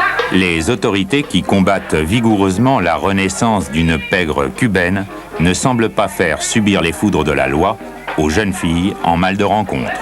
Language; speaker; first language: French; native; French